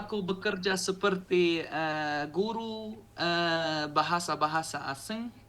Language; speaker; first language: Indonesian; non-native, learner; Arabic